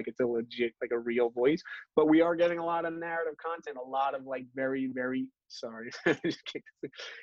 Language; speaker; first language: English; native; English